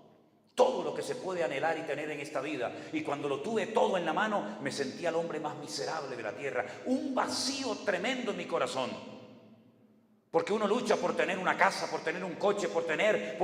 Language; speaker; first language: Spanish; native; Spanish